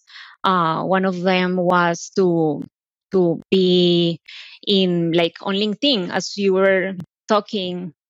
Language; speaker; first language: English; non-native, fluent; Spanish